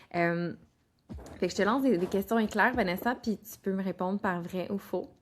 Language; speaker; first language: French; native; French